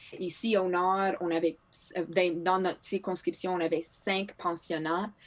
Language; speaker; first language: French; non-native, local second language; Greek